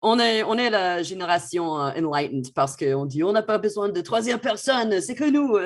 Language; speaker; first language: French; non-native, fluent; English